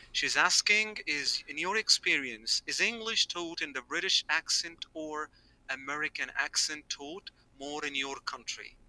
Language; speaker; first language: English; non-native, fluent; Arabic